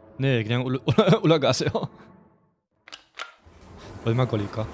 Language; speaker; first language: Korean; non-native, fluent; German